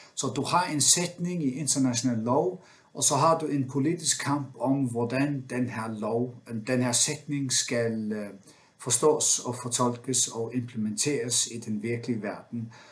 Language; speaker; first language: Danish; non-native, local second language; Faroese